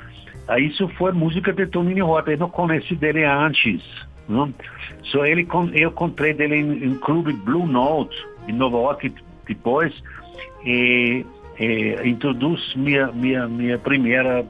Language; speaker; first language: Portuguese; non-native, learner; German